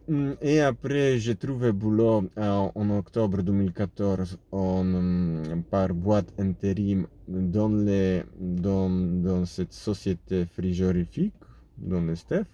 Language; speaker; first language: French; non-native, fluent; Polish